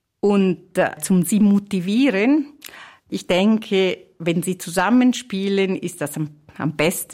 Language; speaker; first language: German; non-native, fluent; Italian